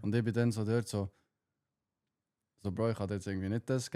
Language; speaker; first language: German; native; German